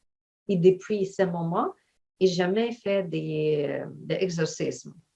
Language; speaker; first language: French; non-native, fluent; Ukrainian